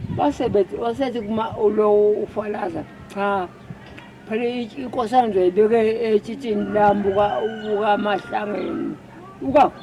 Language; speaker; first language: Zulu; native; Zulu